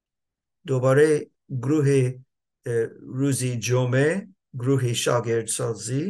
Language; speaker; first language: Persian; non-native, fluent; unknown